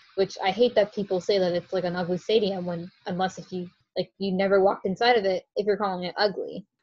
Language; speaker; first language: English; native; English